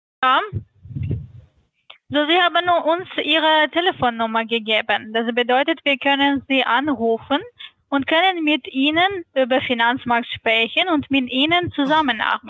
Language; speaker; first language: German; non-native, learner; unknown